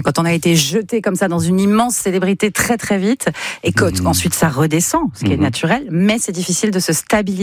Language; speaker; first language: French; native; French